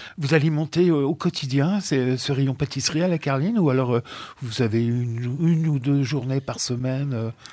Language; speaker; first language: French; native; French